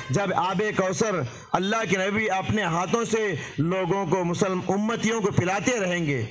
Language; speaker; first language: Urdu; native; Urdu